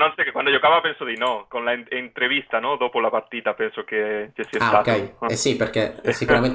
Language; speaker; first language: Italian; non-native, fluent; Spanish